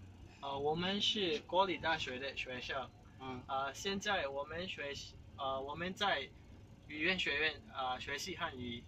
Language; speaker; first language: Chinese; non-native, learner; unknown